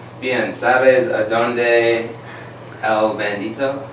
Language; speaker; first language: Spanish; non-native, learner; English